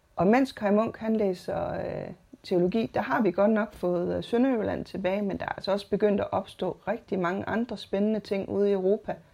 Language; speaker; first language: Danish; native; Danish